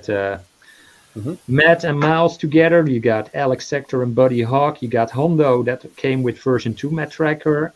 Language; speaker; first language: English; non-native, fluent; Dutch